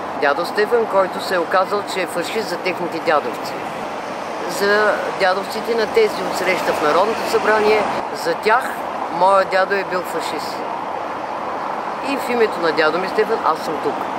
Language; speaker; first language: Bulgarian; native; Bulgarian